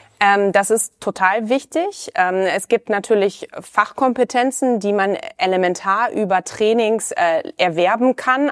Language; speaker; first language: German; native; German